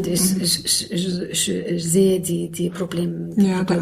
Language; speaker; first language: German; non-native, learner; Arabic